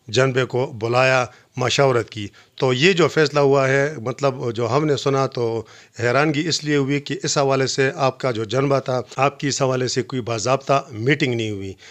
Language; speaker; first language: Urdu; non-native, local second language; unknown